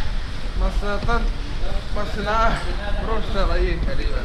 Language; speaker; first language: Russian; non-native, local second language; Yakut